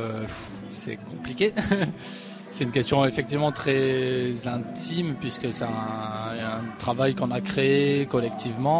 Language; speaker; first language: French; native; French